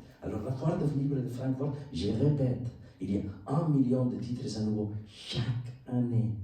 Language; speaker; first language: French; non-native, learner; Spanish